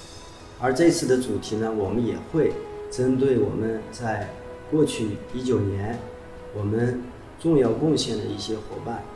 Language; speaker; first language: Chinese; native; Chinese